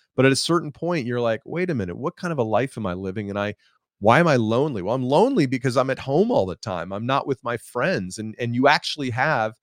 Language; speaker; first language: English; native; English